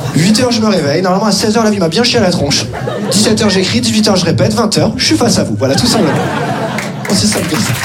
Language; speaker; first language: French; native; French